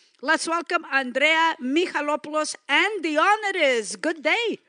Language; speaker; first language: English; early bilingual, other home language; Greek